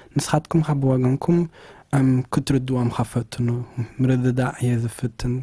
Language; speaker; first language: Tigrinya; early bilingual, heritage; Tigrinya